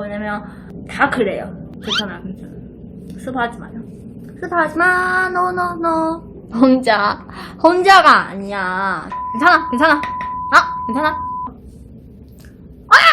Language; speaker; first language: Korean; non-native, learner; Chinese